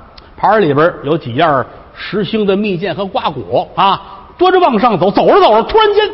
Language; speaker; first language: Chinese; native; Chinese